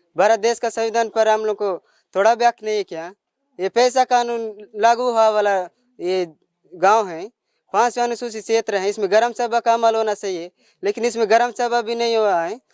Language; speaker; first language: Hindi; non-native, local second language; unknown